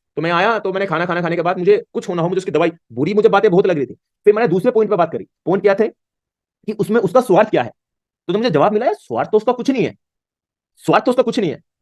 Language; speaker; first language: Hindi; native; Hindi